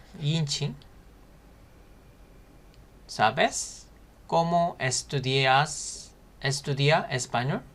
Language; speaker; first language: Spanish; non-native, fluent; Korean